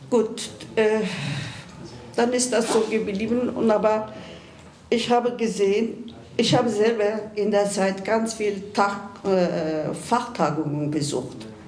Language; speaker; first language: German; non-native, fluent; Kurdish